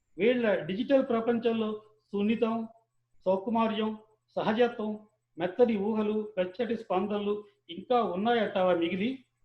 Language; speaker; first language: Telugu; native; Telugu